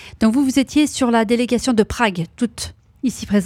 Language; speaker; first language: French; native; French